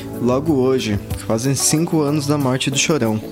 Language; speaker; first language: Portuguese; native; Portuguese